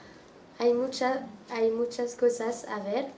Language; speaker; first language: Spanish; non-native, learner; French